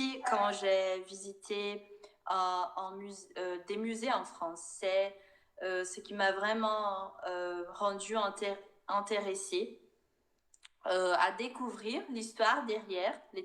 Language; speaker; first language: French; non-native, fluent; Portuguese